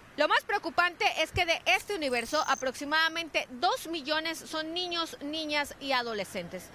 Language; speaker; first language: Spanish; native; Spanish